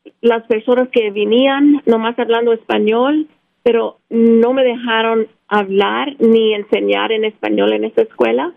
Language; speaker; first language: Spanish; early bilingual, heritage; Spanish